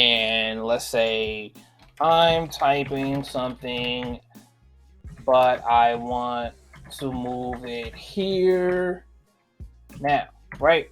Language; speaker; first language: English; native; English